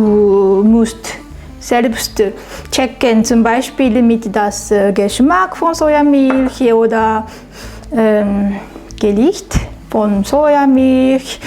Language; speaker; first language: German; non-native, learner; Japanese